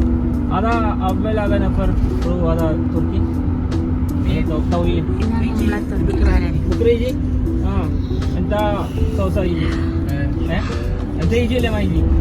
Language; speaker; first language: Arabic; non-native, learner; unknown